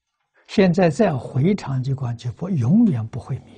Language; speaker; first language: Chinese; native; Chinese